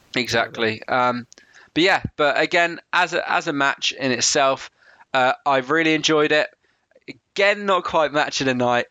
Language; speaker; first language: English; native; English